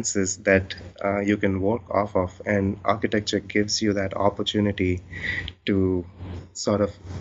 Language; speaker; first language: English; non-native, local second language; Hindi